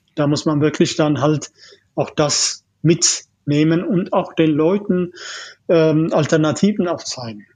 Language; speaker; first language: German; non-native, fluent; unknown